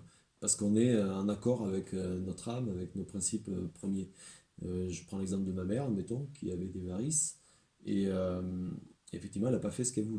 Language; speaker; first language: French; native; French